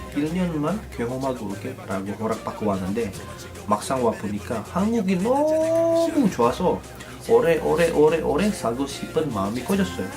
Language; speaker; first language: Korean; non-native, fluent; Indonesian